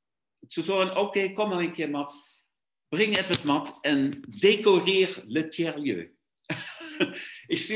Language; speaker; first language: German; non-native, fluent; Luxembourgish